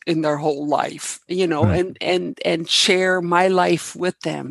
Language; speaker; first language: English; non-native, fluent; Dutch